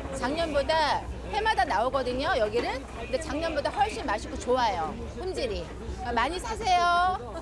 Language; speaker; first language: Korean; non-native, fluent; Vietnamese